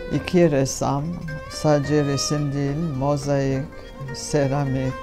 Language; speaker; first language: Turkish; non-native, fluent; French